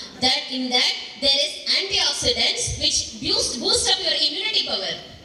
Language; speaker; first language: English; non-native, local second language; Tamil